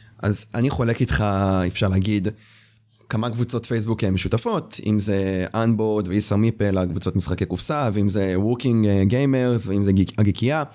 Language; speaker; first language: Hebrew; native; Hebrew